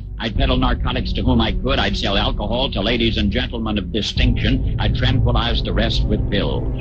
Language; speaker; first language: English; native; English